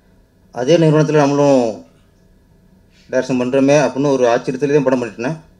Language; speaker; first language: Tamil; native; Tamil